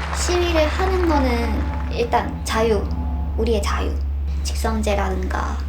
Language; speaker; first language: Korean; non-native, fluent; Chinese